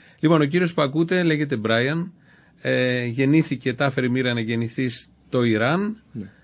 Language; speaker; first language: Greek; native; Greek